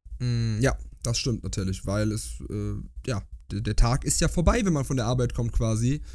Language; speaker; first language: German; native; German